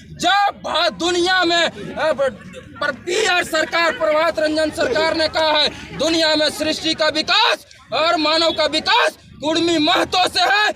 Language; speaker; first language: Hindi; non-native, local second language; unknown